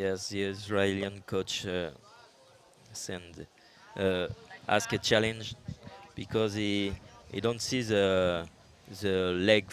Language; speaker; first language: English; non-native, learner; French